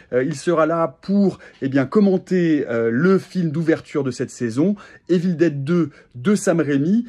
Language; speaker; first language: French; native; French